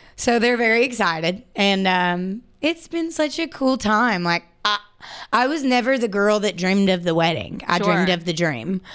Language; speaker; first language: English; native; English